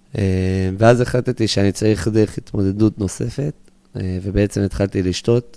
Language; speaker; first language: Hebrew; early bilingual, other home language; English